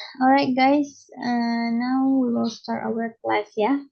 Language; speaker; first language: English; non-native, learner; Indonesian